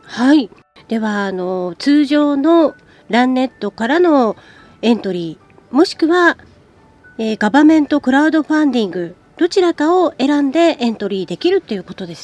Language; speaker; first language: Japanese; native; Japanese